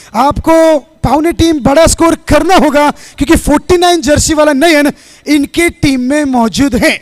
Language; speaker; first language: Hindi; non-native, local second language; Marathi